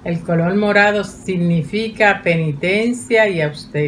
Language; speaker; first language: Spanish; native; Spanish